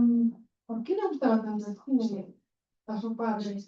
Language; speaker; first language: Spanish; non-native, fluent; Bulgarian